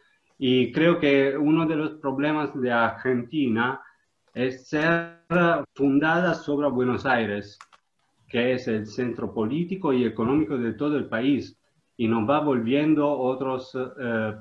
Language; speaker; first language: Spanish; non-native, learner; Italian